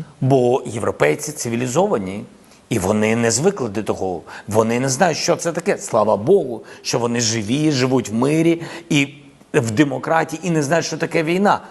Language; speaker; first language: Ukrainian; non-native, local second language; Russian